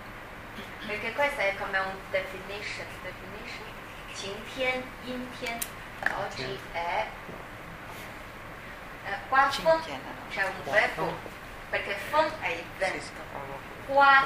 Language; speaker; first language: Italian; non-native, learner; Chinese